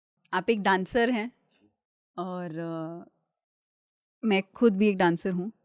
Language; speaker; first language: Hindi; native; Hindi